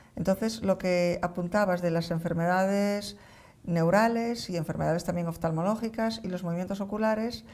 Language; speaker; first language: Spanish; native; Spanish